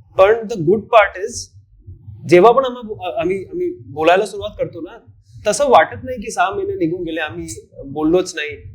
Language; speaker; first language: Marathi; non-native, fluent; Hindi